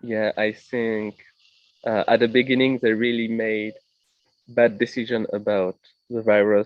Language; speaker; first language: English; non-native, fluent; French